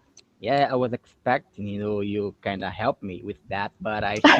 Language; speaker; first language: English; non-native, fluent; Portuguese